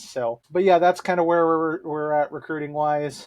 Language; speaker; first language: English; native; English